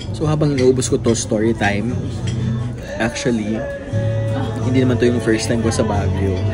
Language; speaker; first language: Filipino; non-native, local second language; Cebuano